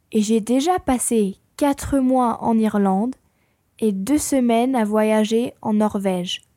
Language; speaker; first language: French; non-native, learner; English